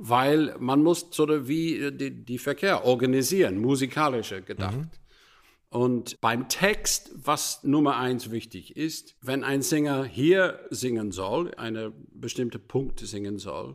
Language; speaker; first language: German; non-native, fluent; English